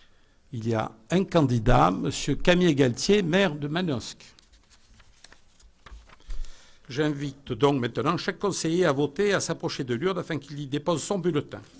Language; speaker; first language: French; native; French